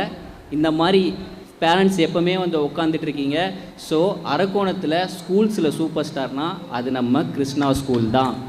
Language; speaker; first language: Tamil; native; Tamil